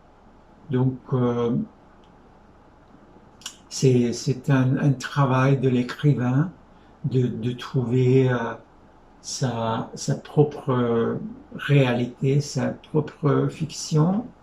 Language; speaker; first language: French; non-native, fluent; Hungarian